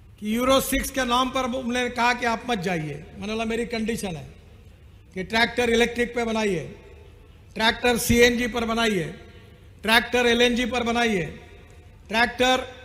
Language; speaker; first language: Hindi; non-native, local second language; Marathi